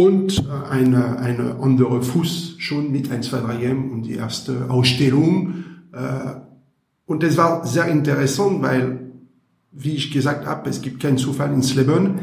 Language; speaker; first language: German; non-native, learner; French